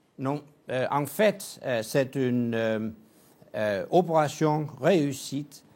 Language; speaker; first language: French; non-native, fluent; Danish